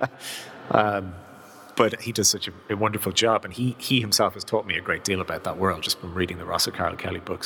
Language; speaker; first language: English; native; English